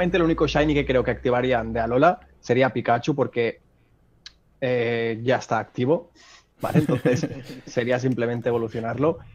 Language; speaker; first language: Spanish; native; Spanish